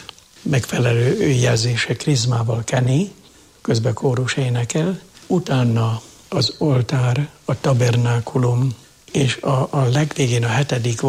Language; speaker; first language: Hungarian; native; Hungarian